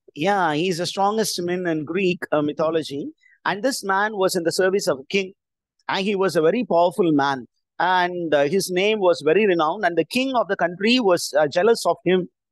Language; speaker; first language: English; non-native, local second language; Tamil